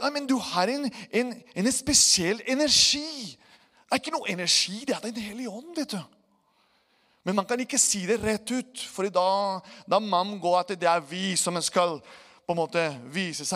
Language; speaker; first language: Norwegian; non-native, fluent; Spanish